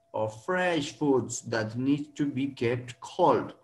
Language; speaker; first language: English; non-native, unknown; Spanish